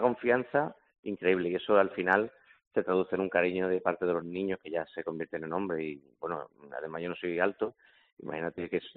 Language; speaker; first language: Spanish; native; Spanish